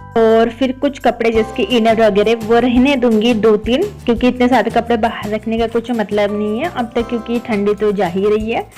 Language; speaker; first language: Hindi; native; Hindi